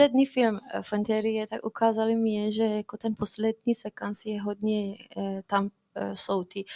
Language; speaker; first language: Czech; non-native, fluent; Persian